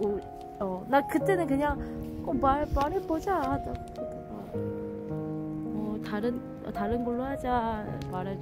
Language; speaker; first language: Korean; non-native, learner; Chinese